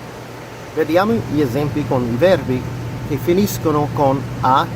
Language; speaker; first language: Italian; non-native, fluent; English